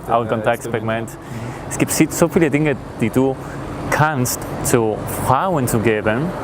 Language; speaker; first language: German; non-native, learner; Spanish